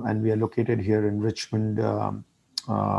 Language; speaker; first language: English; non-native, local second language; Hindi